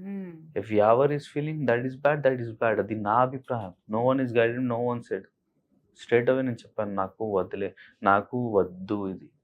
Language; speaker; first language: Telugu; non-native, local second language; Urdu